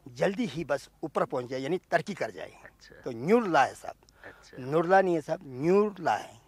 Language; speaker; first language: Urdu; non-native, local second language; Ladakhi